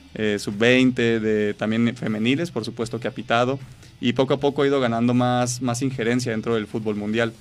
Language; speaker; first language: Spanish; native; Spanish